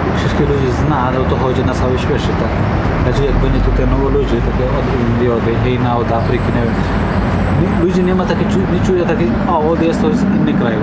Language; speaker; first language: Polish; non-native, learner; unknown